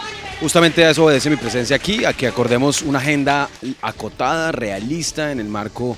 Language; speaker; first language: Spanish; native; Spanish